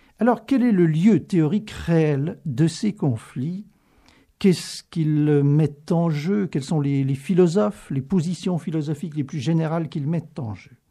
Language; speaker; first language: French; native; French